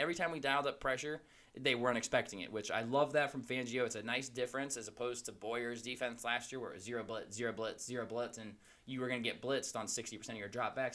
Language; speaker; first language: English; native; English